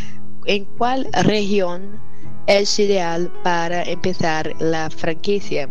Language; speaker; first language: Spanish; non-native, fluent; Portuguese